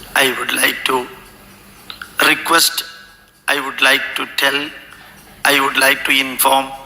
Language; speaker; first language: English; non-native, local second language; Malayalam